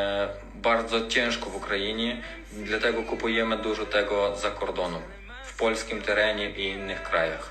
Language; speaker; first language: Polish; non-native, learner; Ukrainian